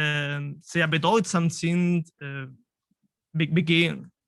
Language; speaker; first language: German; non-native, fluent; Spanish